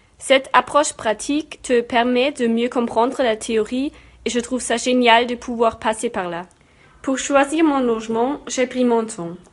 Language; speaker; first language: French; non-native, fluent; German